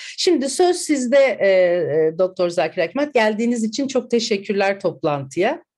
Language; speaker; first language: Turkish; native; Turkish